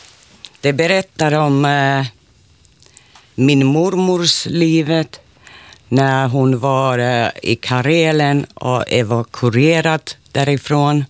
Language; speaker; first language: Swedish; non-native, local second language; Finnish